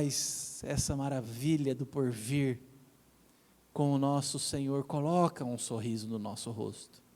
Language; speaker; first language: Portuguese; native; Portuguese